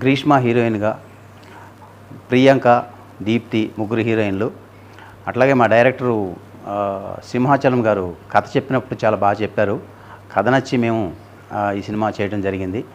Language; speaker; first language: Telugu; native; Telugu